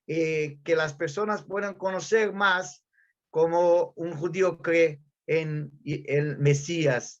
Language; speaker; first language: Spanish; non-native, learner; Portuguese